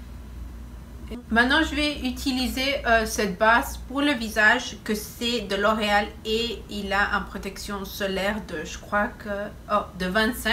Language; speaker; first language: French; non-native, fluent; Spanish